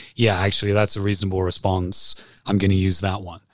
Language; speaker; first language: English; native; English